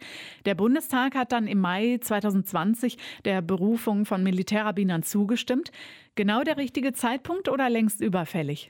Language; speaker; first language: German; native; German